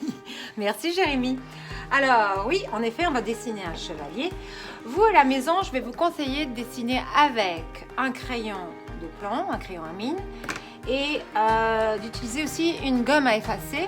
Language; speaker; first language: French; native; French